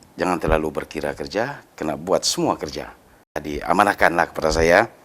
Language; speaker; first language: Malay; native; Malay